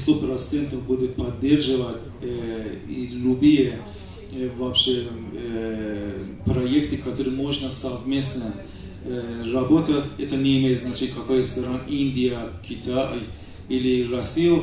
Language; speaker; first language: Russian; non-native, learner; Persian